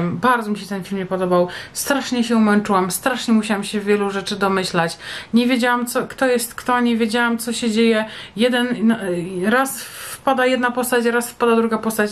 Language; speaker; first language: Polish; native; Polish